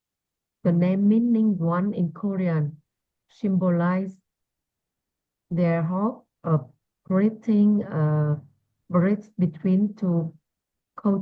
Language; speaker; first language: English; non-native, learner; Vietnamese